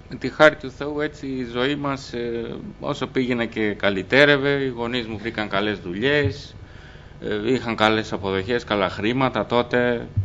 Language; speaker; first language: Greek; early bilingual, other home language; Albanian